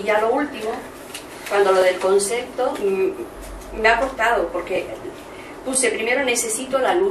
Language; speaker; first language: Spanish; native; Spanish